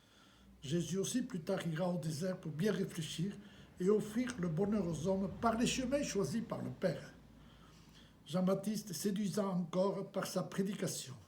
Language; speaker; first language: French; native; French